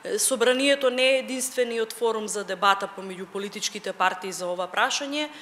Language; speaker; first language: Macedonian; native; Macedonian